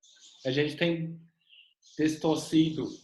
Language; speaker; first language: Portuguese; non-native, fluent; English